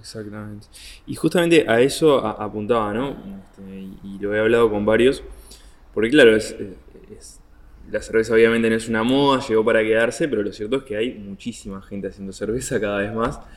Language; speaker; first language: Spanish; native; Spanish